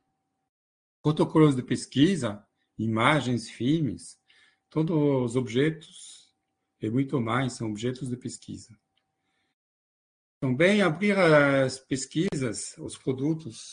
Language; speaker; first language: Portuguese; non-native, fluent; French